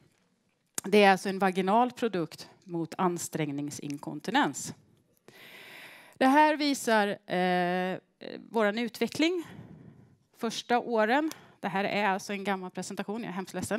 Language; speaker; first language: Swedish; native; Swedish